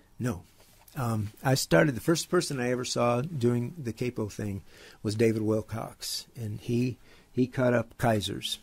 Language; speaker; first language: English; native; English